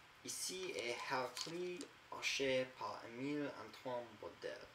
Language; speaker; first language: French; non-native, learner; English